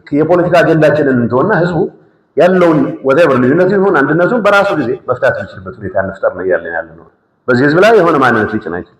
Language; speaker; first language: Amharic; non-native, local second language; Tigrinya